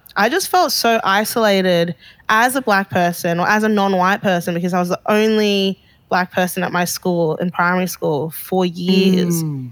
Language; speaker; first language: English; early bilingual, other home language; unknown